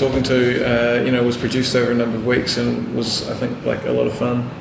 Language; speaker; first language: English; native; English